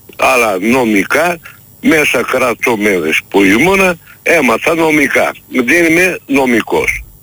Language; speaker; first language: Greek; non-native, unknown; Turkish